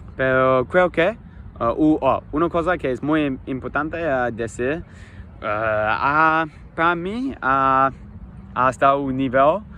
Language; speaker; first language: Spanish; non-native, learner; English